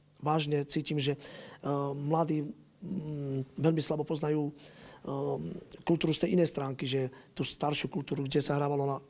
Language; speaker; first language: Slovak; non-native, local second language; Romany